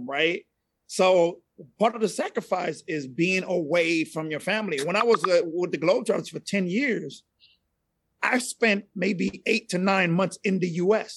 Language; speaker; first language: English; non-native, fluent; Spanish